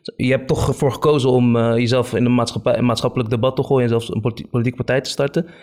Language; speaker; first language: Dutch; early bilingual, other home language; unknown